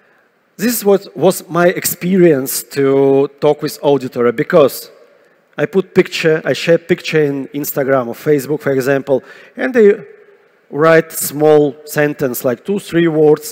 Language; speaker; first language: English; non-native, fluent; Russian